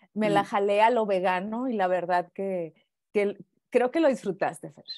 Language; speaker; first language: Spanish; native; Spanish